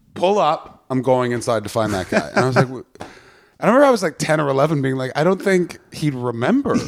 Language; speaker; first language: English; native; English